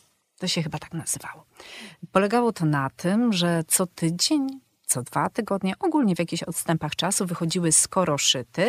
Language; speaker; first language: Polish; native; Polish